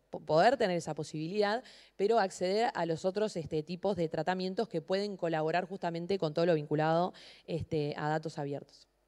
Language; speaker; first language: Spanish; native; Spanish